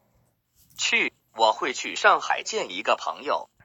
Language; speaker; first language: Chinese; non-native, learner; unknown